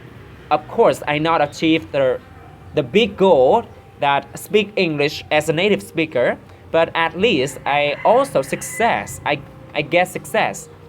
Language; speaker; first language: English; non-native, learner; Vietnamese